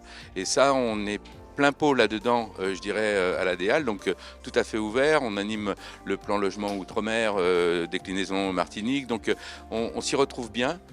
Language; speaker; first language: French; native; French